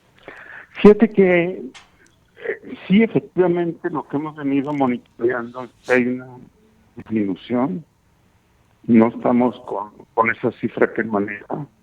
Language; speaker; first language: Spanish; native; Spanish